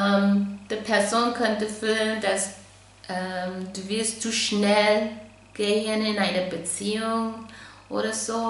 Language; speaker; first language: German; non-native, fluent; English